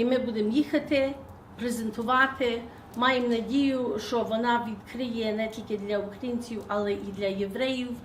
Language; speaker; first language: Ukrainian; early bilingual, heritage; Ukrainian